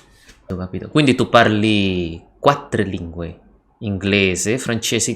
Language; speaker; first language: Italian; non-native, fluent; Indonesian